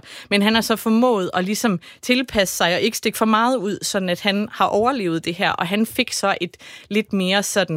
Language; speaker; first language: Danish; native; Danish